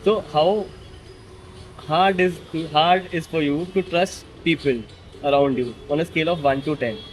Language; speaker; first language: English; non-native, fluent; Hindi